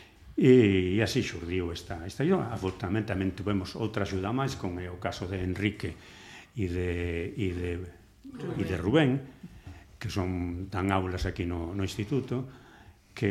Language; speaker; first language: Galician; non-native, local second language; Spanish